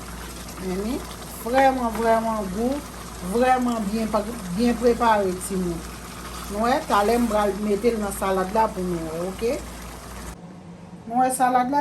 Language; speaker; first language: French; non-native, local second language; Haitian Creole